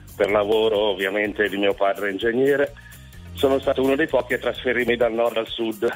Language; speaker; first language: Italian; native; Italian